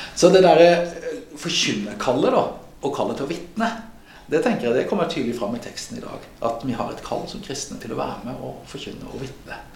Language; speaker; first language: Norwegian; native; Norwegian